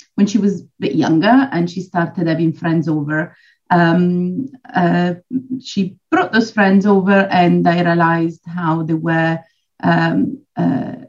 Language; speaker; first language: English; non-native, fluent; Italian